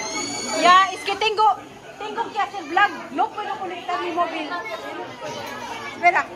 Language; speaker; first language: Spanish; non-native, fluent; Filipino